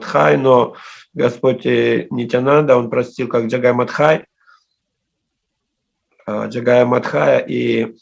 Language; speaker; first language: Russian; native; Russian